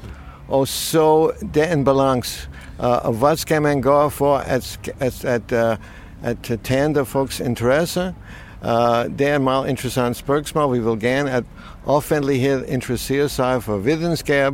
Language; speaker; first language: Danish; non-native, fluent; English